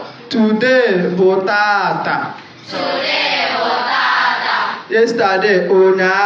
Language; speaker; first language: Igbo; non-native, learner; Chinese